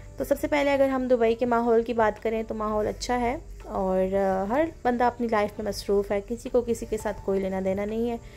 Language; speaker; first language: Urdu; native; Urdu